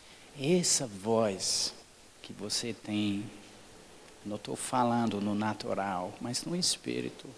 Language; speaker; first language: Portuguese; non-native, fluent; English